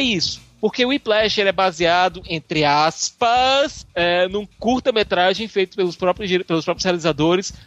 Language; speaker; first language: Portuguese; native; Portuguese